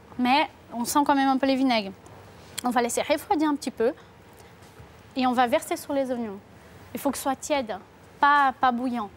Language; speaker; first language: French; non-native, fluent; Portuguese